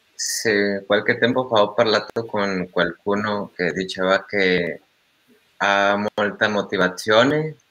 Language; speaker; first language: Italian; non-native, learner; Spanish